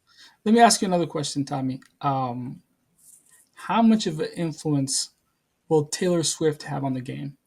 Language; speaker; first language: English; native; English